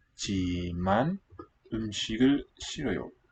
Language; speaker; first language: Korean; non-native, learner; English